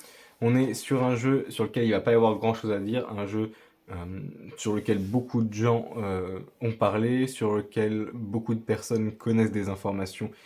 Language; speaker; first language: French; native; French